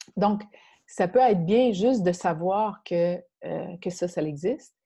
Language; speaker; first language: French; native; French